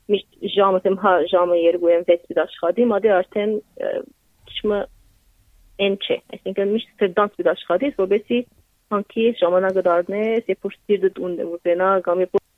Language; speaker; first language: Armenian; early bilingual, heritage; Armenian